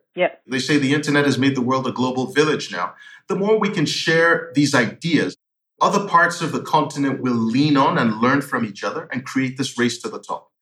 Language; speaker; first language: English; non-native, local second language; Yoruba